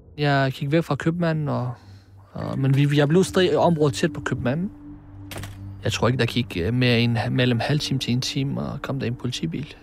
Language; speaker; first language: Danish; early bilingual, other home language; Arabic